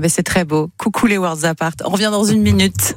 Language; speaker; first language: French; native; French